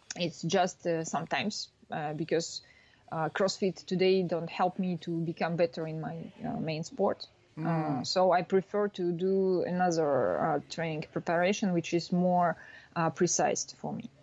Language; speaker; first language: English; non-native, learner; Russian